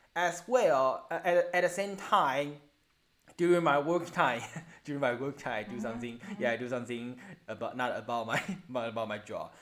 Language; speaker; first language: English; non-native, learner; Chinese